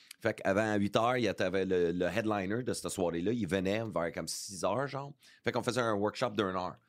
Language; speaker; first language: French; early bilingual, heritage; English